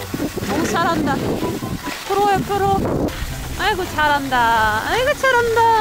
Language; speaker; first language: Korean; non-native, learner; Russian